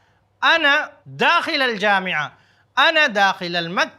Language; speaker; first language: Arabic; non-native, fluent; Urdu